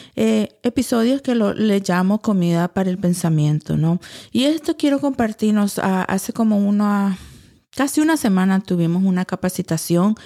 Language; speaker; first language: Spanish; early bilingual, heritage; Spanish